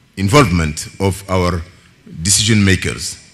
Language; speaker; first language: English; non-native, fluent; Bambara